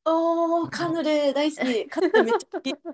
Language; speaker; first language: Japanese; native; Japanese